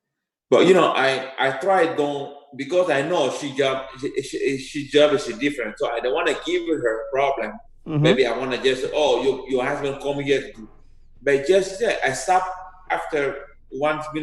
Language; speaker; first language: English; non-native, learner; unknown